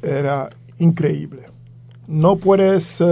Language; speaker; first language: Spanish; non-native, fluent; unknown